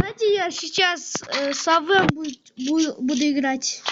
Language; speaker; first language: Russian; non-native, local second language; Kyrgyz